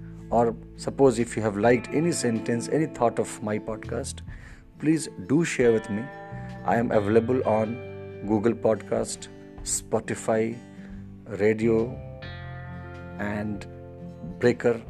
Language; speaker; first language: English; non-native, local second language; Hindi